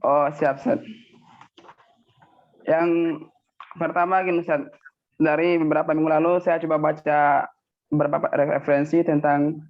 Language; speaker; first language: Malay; non-native, local second language; Javanese